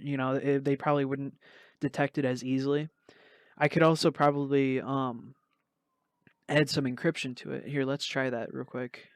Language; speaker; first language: English; native; English